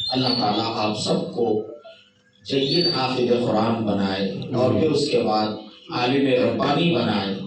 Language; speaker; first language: Urdu; native; Urdu